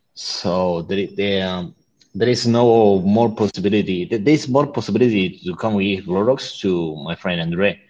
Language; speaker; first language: English; non-native, learner; Spanish